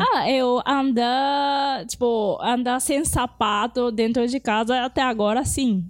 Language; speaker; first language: Portuguese; non-native, fluent; Japanese